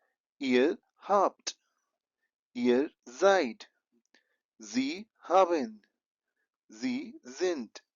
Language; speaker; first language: German; non-native, fluent; Hindi